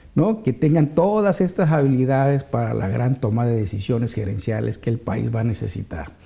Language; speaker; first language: Spanish; native; Spanish